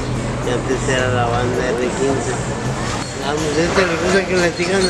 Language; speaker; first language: Spanish; native; Spanish